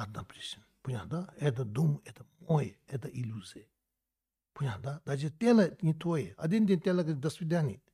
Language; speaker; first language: Russian; non-native, learner; Tibetan